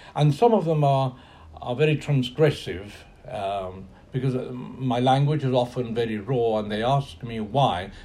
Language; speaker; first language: English; non-native, local second language; Spanish